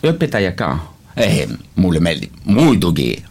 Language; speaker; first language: Estonian; non-native, learner; Italian